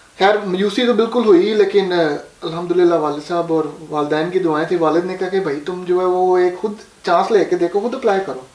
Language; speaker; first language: Urdu; non-native, local second language; Punjabi